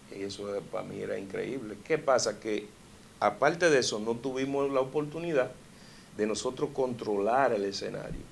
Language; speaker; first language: Spanish; early bilingual, heritage; Spanish